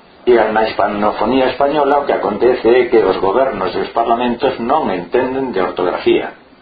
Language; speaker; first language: Galician; non-native, local second language; Spanish